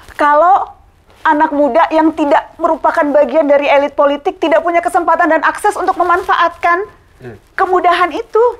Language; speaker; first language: Indonesian; native; Indonesian